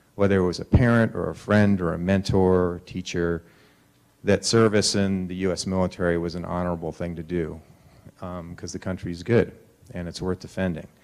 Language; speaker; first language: English; native; English